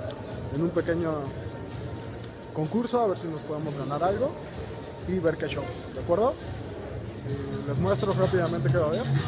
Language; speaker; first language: Spanish; native; Spanish